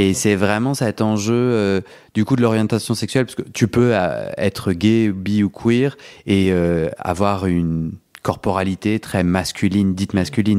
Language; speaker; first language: French; native; French